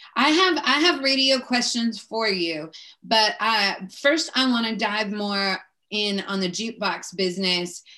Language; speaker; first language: English; native; English